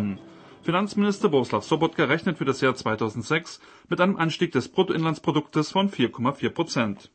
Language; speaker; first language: German; native; German